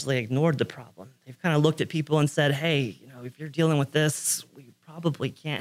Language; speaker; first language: English; native; English